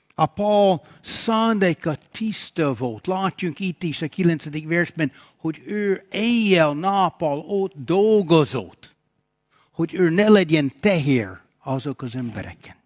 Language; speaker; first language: Hungarian; non-native, fluent; English